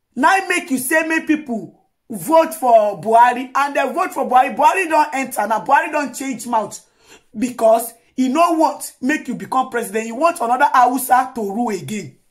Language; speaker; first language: Nigerian Pidgin; native; Nigerian Pidgin